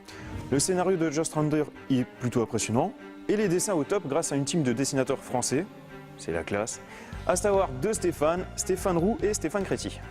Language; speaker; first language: French; native; French